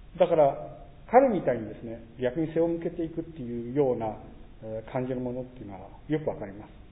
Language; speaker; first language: Japanese; native; Japanese